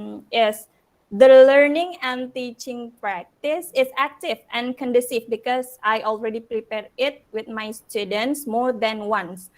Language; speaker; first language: English; non-native, learner; Indonesian